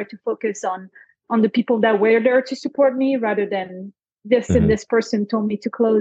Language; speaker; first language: English; non-native, fluent; French